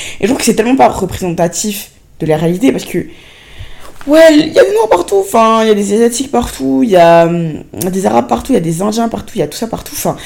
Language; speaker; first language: French; native; French